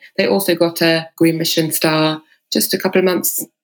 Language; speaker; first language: English; native; English